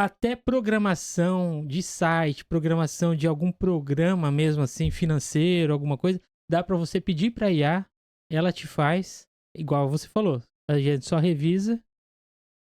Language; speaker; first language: Portuguese; native; Portuguese